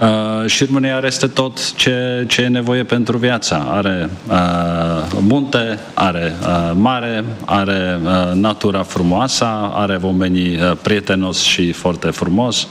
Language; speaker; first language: Romanian; non-native, fluent; Czech